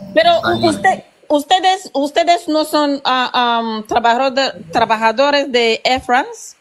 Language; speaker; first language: Spanish; non-native, learner; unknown